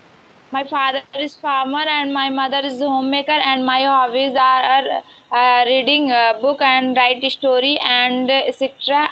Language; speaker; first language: English; non-native, learner; Hindi